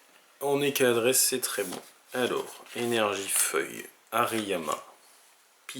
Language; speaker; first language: French; native; French